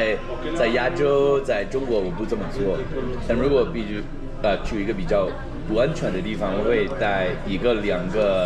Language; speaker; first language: Chinese; non-native, fluent; English